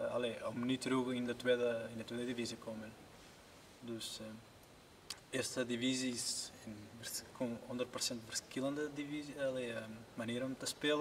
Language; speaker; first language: Dutch; non-native, learner; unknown